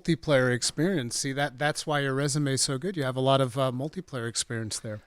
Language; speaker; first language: English; native; English